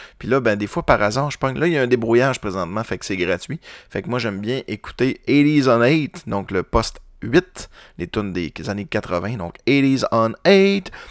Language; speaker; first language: French; native; French